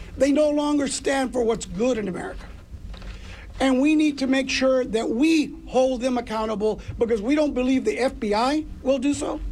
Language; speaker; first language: English; early bilingual, other home language; Spanish